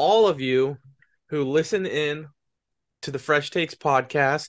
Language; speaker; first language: English; native; English